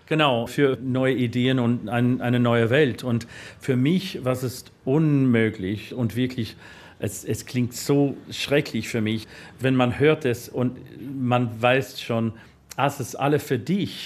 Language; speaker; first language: German; non-native, learner; English